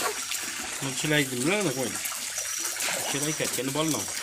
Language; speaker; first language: Portuguese; native; Portuguese